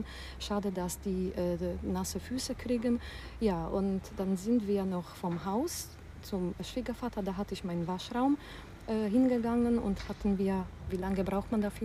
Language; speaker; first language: German; non-native, fluent; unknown